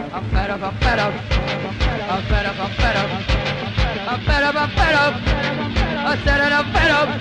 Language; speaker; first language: English; native; English